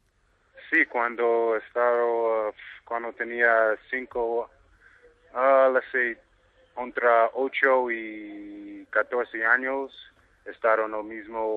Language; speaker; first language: Spanish; non-native, fluent; English